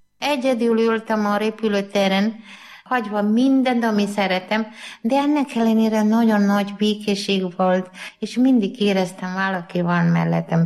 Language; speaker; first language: Hungarian; non-native, learner; Malayalam